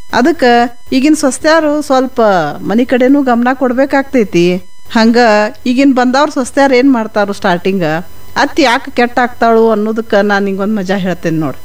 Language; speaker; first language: Kannada; native; Kannada